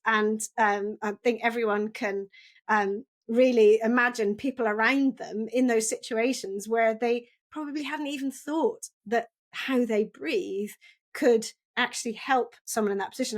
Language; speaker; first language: English; native; English